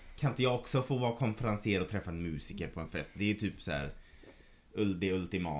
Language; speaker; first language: Swedish; native; Swedish